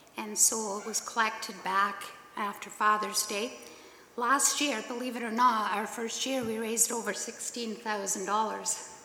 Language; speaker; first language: English; native; English